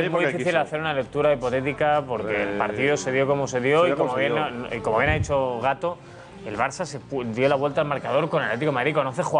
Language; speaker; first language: Spanish; native; Spanish